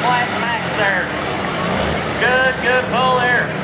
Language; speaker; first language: English; native; English